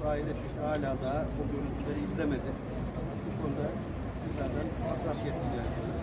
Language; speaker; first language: Turkish; native; Turkish